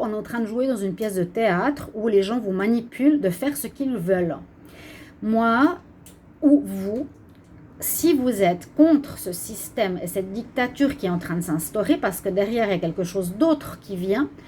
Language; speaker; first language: French; native; French